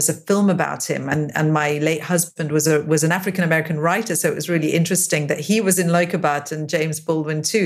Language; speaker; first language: English; native; English